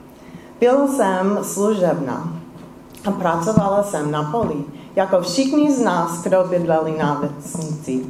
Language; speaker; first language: Czech; non-native, fluent; English